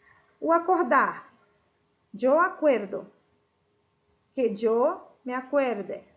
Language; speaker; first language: Spanish; non-native, fluent; Portuguese